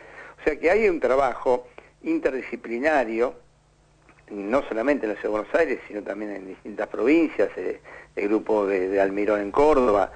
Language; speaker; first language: Spanish; native; Spanish